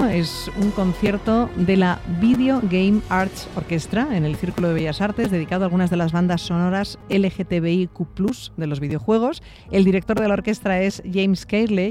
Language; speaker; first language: Spanish; native; Spanish